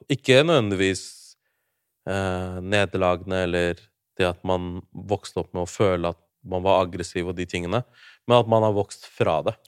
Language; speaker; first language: Norwegian; early bilingual, other home language; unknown